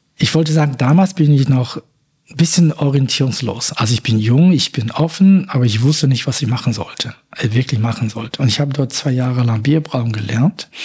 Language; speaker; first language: German; non-native, fluent; Chinese